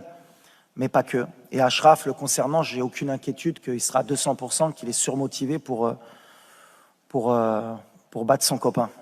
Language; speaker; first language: French; native; French